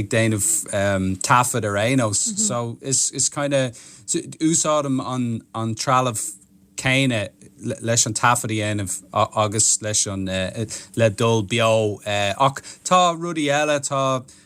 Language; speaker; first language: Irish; non-native, local second language; English